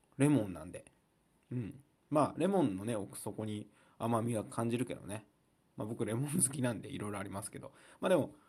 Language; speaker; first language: Japanese; native; Japanese